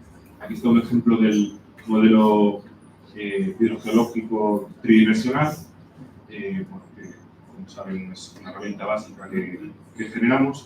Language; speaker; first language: Spanish; native; Spanish